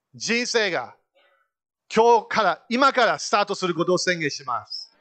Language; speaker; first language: Japanese; native; Japanese